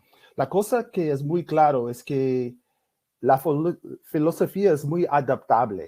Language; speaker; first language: Spanish; non-native, fluent; English